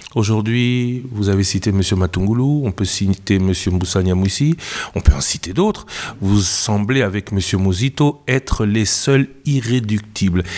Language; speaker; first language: French; non-native, local second language; Lingala